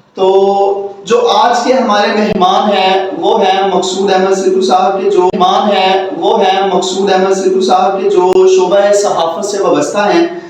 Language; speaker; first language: Urdu; non-native, local second language; Punjabi